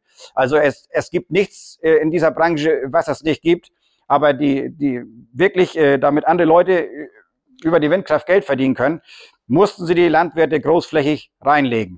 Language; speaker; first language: German; native; German